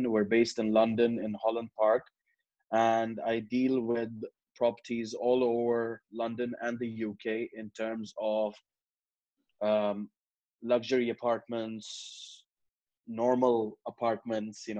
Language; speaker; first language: English; non-native, local second language; Urdu